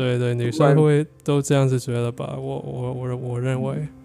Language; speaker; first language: Chinese; non-native, learner; English